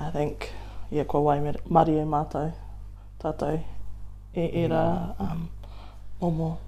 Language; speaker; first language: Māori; non-native, local second language; English